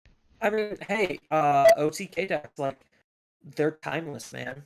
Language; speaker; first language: English; native; English